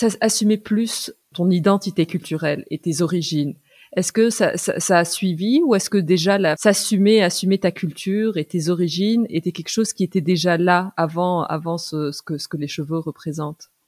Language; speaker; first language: French; native; French